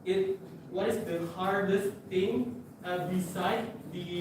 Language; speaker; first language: English; non-native, fluent; Indonesian